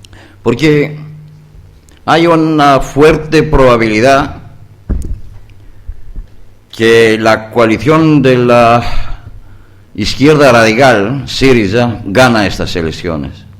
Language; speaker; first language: Spanish; non-native, learner; Greek